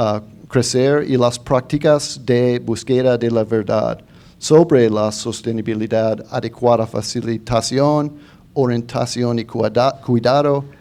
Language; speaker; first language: Spanish; non-native, fluent; English